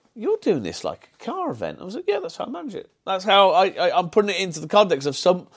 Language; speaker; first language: English; native; English